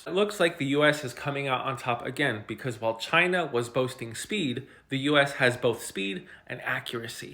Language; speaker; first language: English; native; English